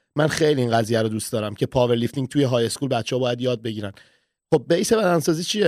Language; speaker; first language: Persian; early bilingual, heritage; Persian